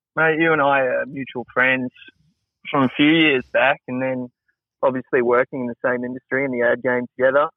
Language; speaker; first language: English; native; English